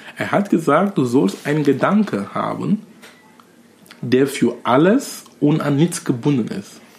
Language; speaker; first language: German; non-native, fluent; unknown